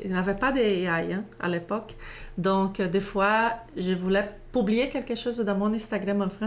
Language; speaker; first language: French; non-native, fluent; Portuguese